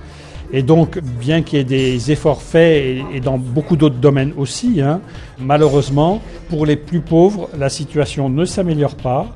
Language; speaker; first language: French; native; French